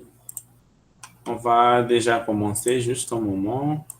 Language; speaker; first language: French; non-native, fluent; Portuguese